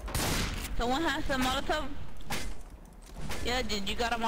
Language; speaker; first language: English; non-native, learner; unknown